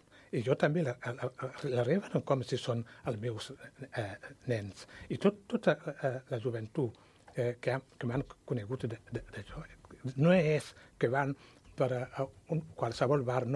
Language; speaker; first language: Catalan; non-native, learner; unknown